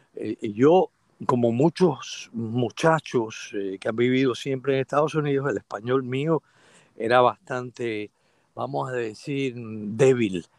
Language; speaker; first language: Spanish; native; Spanish